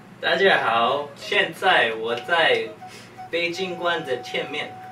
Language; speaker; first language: Chinese; non-native, learner; English